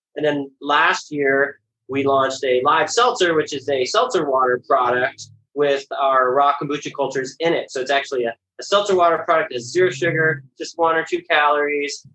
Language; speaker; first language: English; native; English